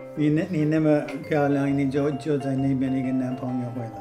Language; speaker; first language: Chinese; non-native, learner; English